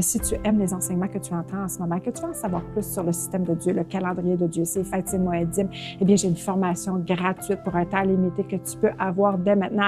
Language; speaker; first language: French; native; French